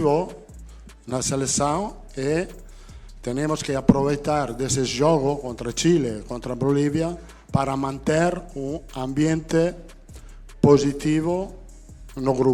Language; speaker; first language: Portuguese; non-native, fluent; Italian